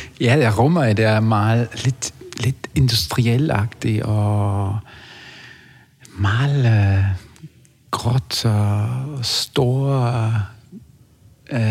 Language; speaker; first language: Danish; non-native, fluent; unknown